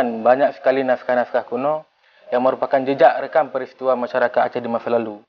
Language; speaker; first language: Indonesian; non-native, local second language; Achinese